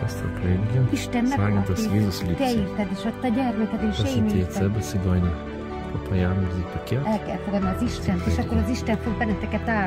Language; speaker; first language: German; non-native, learner; Russian